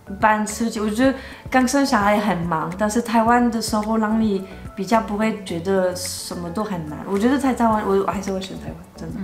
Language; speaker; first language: Chinese; non-native, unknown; French